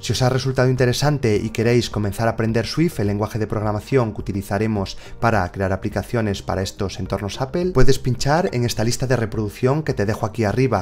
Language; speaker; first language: Spanish; native; Spanish